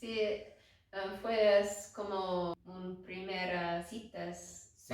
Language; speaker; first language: Spanish; non-native, learner; English